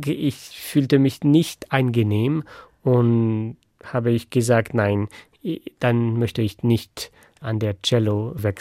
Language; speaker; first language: German; non-native, fluent; French